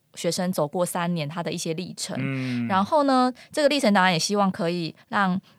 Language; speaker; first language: Chinese; non-native, local second language; Min Nan Chinese